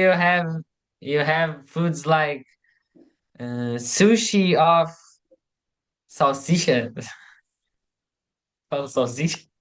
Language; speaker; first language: English; non-native, learner; Portuguese